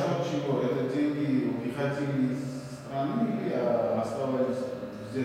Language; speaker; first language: Russian; non-native, learner; Bulgarian